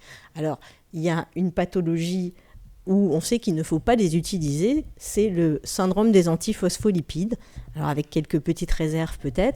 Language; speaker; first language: French; native; French